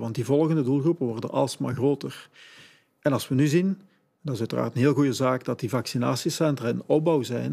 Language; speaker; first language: Dutch; native; Dutch